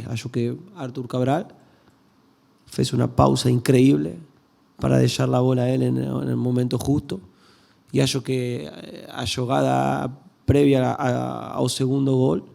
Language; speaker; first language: Portuguese; non-native, learner; Spanish